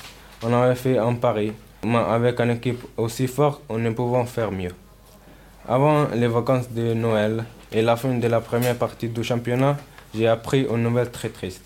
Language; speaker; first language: French; non-native, learner; Italian